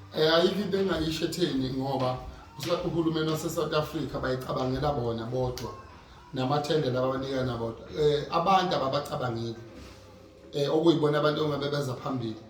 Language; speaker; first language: Zulu; native; Zulu